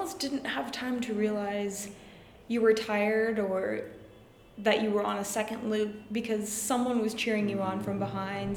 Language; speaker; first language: English; native; English